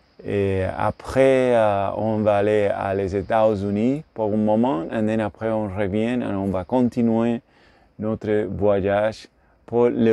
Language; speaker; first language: French; non-native, learner; Spanish